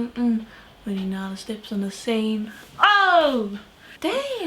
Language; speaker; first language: English; native; English